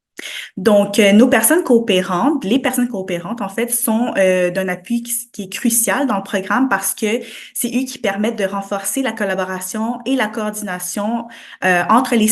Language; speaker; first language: French; native; French